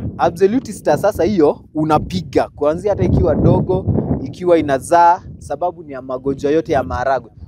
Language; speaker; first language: Swahili; non-native, local second language; Kamba